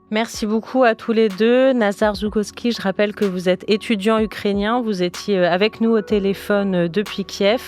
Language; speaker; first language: French; native; French